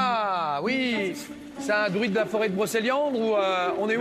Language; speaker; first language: French; native; French